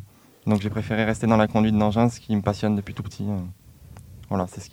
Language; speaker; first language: French; native; French